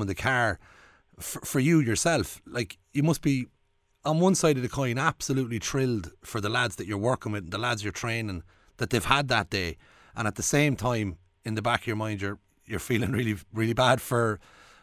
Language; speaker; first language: English; native; English